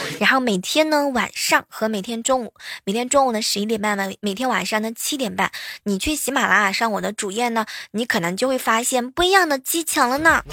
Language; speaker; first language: Chinese; native; Chinese